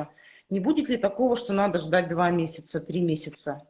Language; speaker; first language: Russian; native; Russian